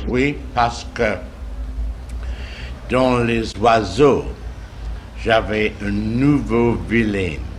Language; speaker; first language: French; non-native, learner; English